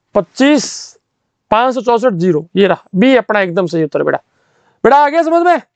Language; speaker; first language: Hindi; native; Hindi